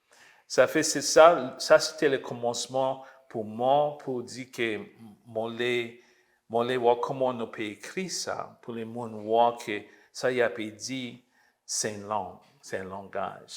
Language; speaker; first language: French; early bilingual, heritage; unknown